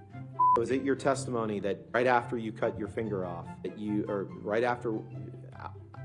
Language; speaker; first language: English; native; English